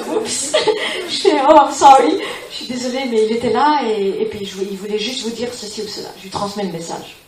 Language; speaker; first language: French; non-native, fluent; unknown